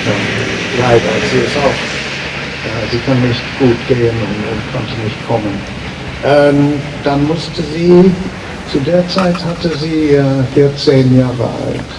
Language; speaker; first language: German; early bilingual, heritage; German